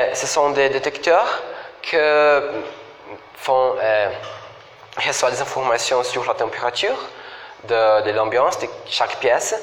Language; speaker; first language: French; non-native, fluent; Portuguese